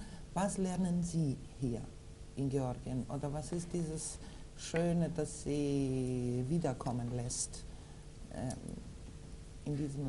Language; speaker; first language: German; non-native, fluent; Georgian